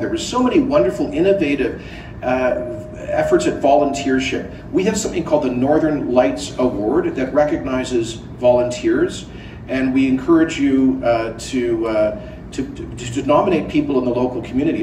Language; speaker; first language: English; native; English